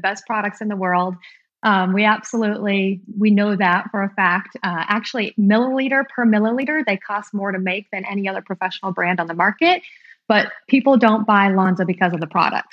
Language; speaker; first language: English; native; English